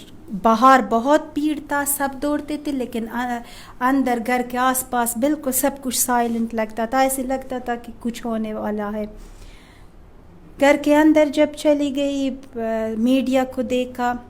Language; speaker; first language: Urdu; non-native, fluent; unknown